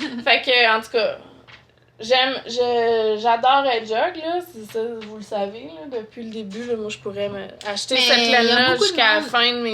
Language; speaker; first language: French; native; French